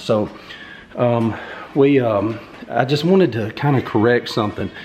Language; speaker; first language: English; native; English